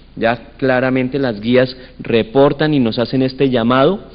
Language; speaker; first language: Spanish; native; Spanish